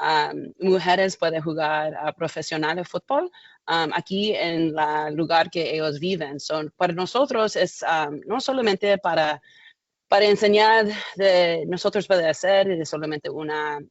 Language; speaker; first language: Spanish; non-native, learner; English